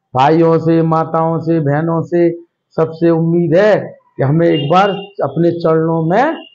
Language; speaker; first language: Hindi; native; Hindi